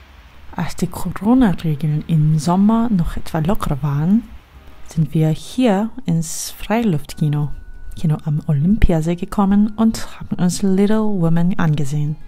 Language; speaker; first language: German; non-native, fluent; Korean